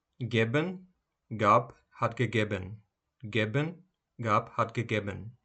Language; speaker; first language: German; non-native, fluent; Ukrainian